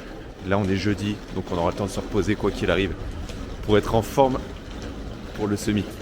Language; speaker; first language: French; native; French